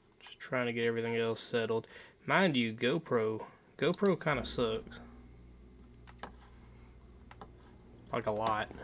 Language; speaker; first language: English; native; English